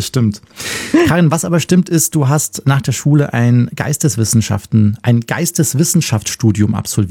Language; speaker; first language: German; native; German